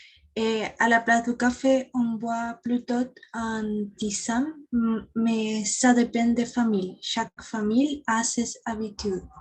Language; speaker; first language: French; non-native, learner; Spanish